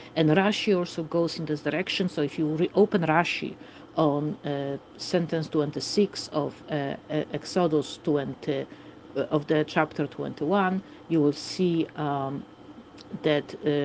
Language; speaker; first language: English; non-native, fluent; Polish